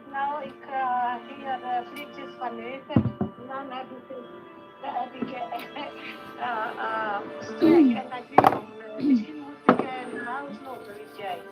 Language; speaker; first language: Dutch; non-native, learner; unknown